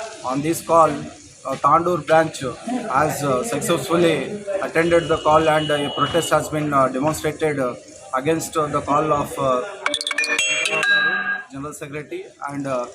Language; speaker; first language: English; non-native, local second language; Telugu